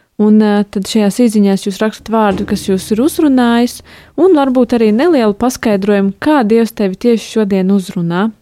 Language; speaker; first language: Latvian; native; Latvian